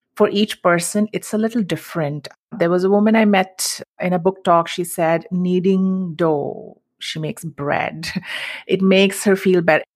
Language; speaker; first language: English; non-native, local second language; Hindi